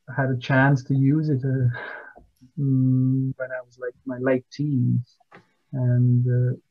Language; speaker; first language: English; non-native, fluent; Latvian